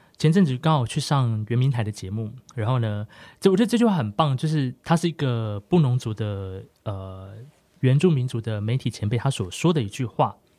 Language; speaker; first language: Chinese; non-native, local second language; Amis